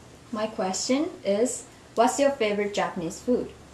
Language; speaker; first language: English; non-native, learner; Japanese